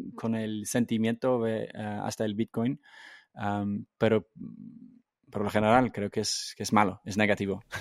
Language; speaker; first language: Spanish; non-native, fluent; English